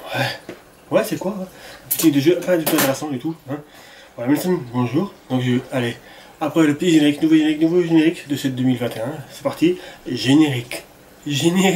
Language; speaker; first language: French; native; French